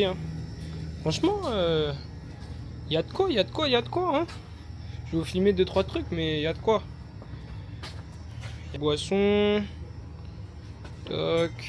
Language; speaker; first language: French; native; French